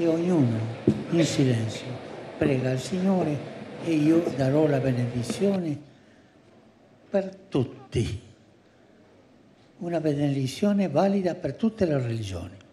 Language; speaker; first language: Italian; non-native, fluent; Spanish